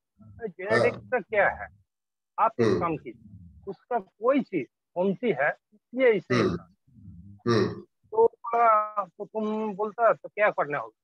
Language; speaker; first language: Hindi; non-native, local second language; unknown